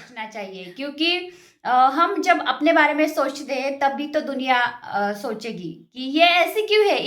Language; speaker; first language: Hindi; non-native, local second language; Marathi